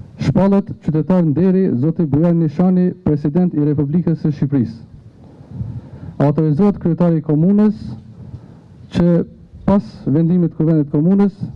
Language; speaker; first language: Albanian; native; Albanian